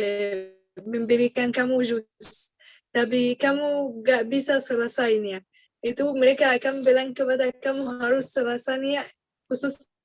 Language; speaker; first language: Indonesian; non-native, learner; Arabic